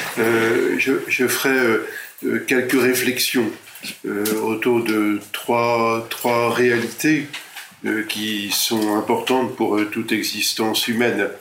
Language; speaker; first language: French; native; French